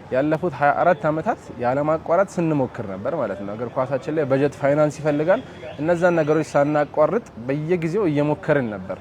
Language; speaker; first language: Amharic; non-native, local second language; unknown